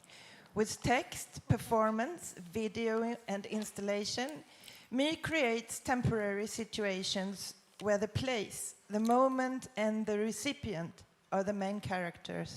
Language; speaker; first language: English; non-native, fluent; Swedish